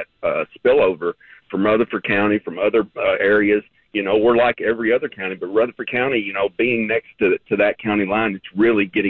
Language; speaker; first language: English; native; English